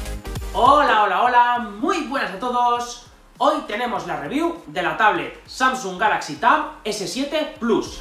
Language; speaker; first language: Spanish; native; Spanish